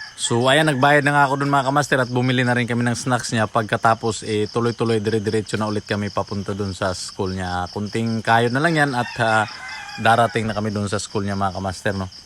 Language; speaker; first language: Filipino; non-native, local second language; Cebuano